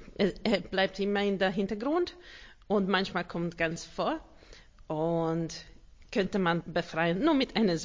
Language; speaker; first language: German; non-native, learner; Hungarian